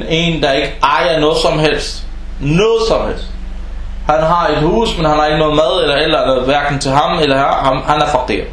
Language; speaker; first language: Danish; early bilingual, other home language; Arabic